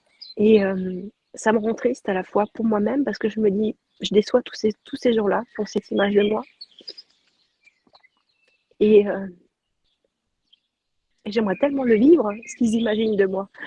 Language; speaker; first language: French; native; French